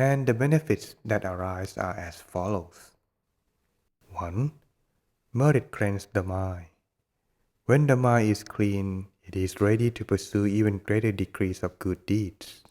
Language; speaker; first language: English; non-native, fluent; Thai